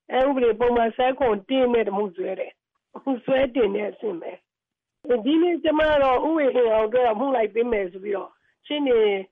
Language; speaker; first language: Burmese; native; Burmese